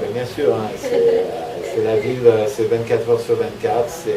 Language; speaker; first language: French; native; French